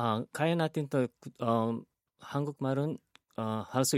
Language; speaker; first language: Korean; non-native, learner; Filipino